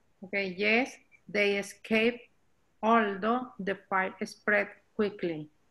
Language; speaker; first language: English; non-native, learner; Spanish